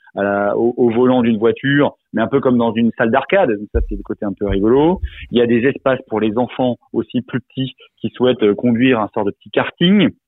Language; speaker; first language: French; native; French